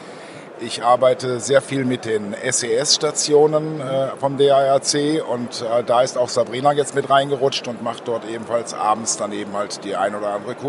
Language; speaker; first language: German; native; German